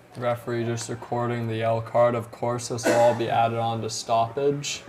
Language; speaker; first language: English; native; English